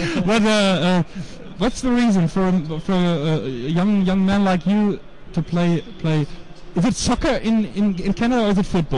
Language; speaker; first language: English; non-native, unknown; German